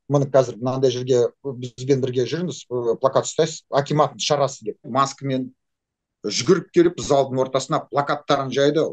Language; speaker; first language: Kazakh; non-native, local second language; Russian